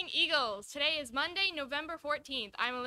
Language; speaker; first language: English; native; English